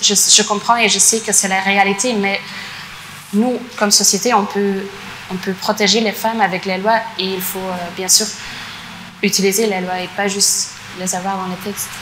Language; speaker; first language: French; non-native, fluent; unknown